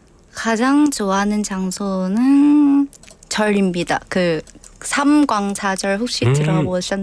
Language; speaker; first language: Korean; non-native, learner; Vietnamese